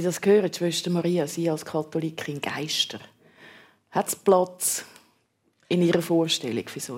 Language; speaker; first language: German; native; German